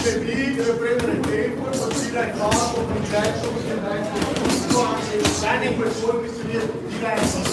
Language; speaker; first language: Italian; non-native, fluent; Spanish